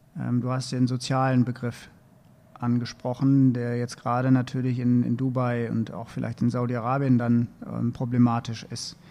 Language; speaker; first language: German; native; German